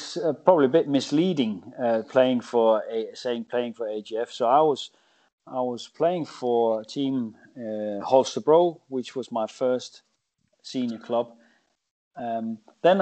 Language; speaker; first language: English; non-native, fluent; Danish